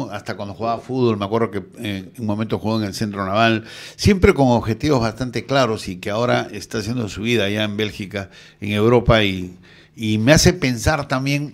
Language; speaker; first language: Spanish; native; Spanish